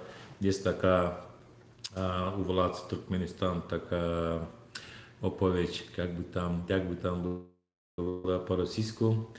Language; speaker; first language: Polish; non-native, learner; Turkmen